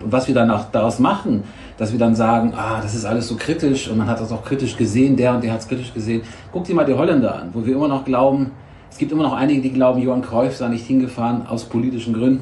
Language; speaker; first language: German; native; German